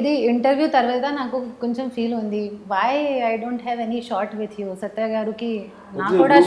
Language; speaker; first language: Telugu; non-native, learner; Hindi